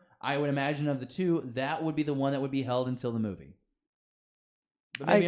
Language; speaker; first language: English; native; English